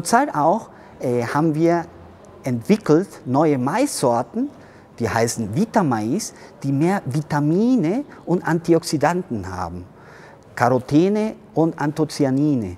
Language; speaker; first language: German; early bilingual, heritage; German